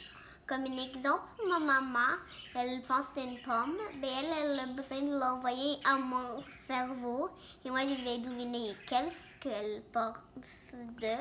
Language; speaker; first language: French; non-native, local second language; English